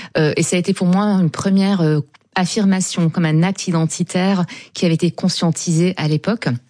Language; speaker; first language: French; non-native, local second language; Arabic